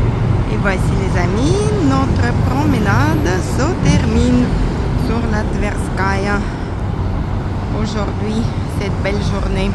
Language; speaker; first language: French; non-native, fluent; Russian